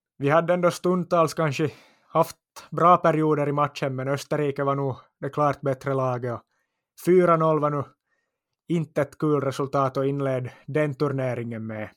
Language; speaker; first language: Swedish; native; Swedish